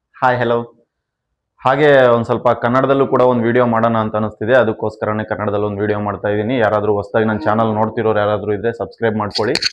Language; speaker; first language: Kannada; non-native, local second language; Telugu